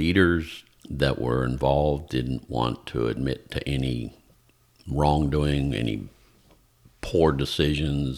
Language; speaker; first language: English; native; English